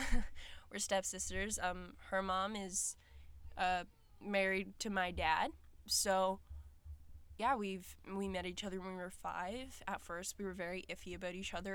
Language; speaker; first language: English; native; English